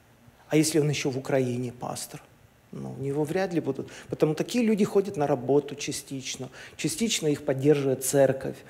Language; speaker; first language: Russian; native; Russian